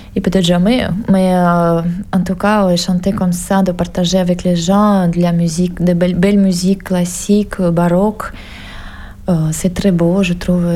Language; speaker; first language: French; non-native, fluent; Russian